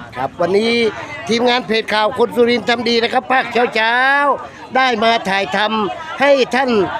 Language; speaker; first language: Thai; native; Thai